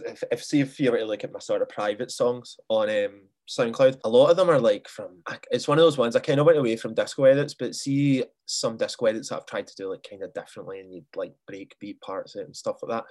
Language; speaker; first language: English; native; English